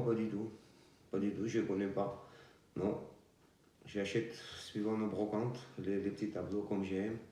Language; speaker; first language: French; non-native, learner; Georgian